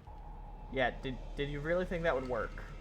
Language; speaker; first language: English; native; English